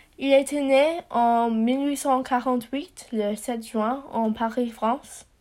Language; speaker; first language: French; non-native, learner; English